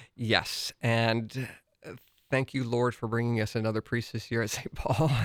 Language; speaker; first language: English; native; English